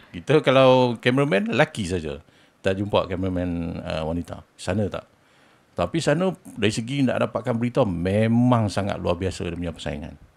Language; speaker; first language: Malay; native; Malay